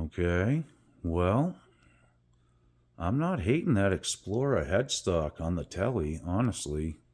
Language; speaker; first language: English; native; English